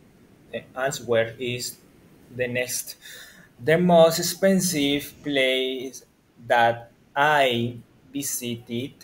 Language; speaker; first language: English; non-native, learner; Spanish